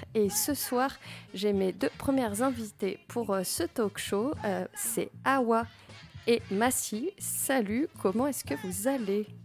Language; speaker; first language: French; native; French